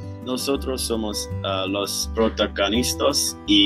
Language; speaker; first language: Spanish; non-native, learner; English